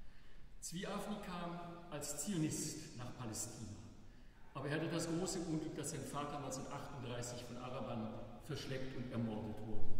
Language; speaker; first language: German; native; German